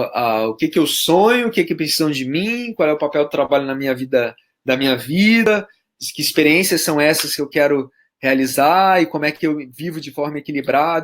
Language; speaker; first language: Portuguese; native; Portuguese